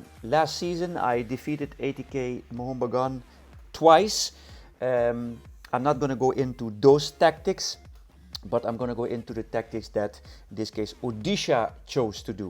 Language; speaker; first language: English; non-native, fluent; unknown